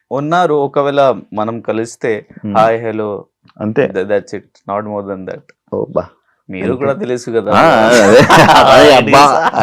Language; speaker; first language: Telugu; non-native, learner; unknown